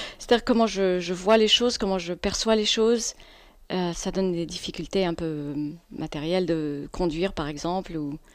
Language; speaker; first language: French; non-native, fluent; English